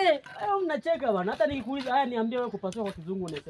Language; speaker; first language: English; non-native, learner; Swahili